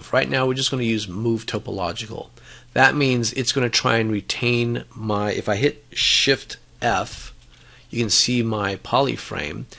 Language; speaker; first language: English; native; English